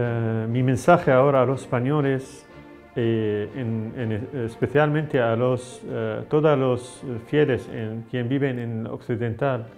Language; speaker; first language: Spanish; non-native, learner; Arabic